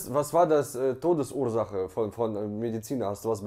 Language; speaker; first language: German; native; German